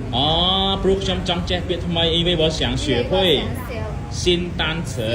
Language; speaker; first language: Chinese; non-native, learner; Khmer